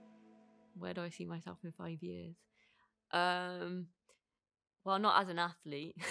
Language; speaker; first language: English; native; English